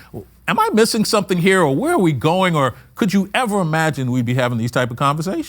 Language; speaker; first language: English; native; English